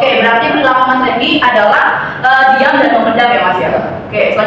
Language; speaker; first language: Indonesian; native; Indonesian